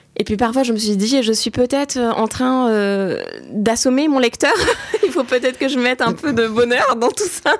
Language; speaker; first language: French; early bilingual, other home language; Turkish